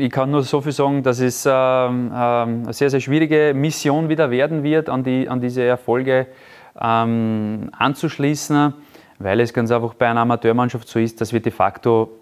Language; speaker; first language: German; native; German